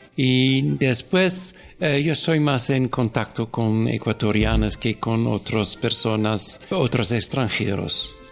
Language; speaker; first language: Spanish; non-native, learner; Dutch